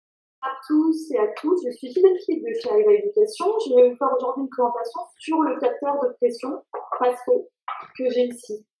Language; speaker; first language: French; native; French